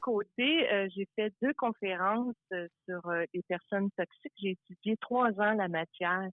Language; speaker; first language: French; native; French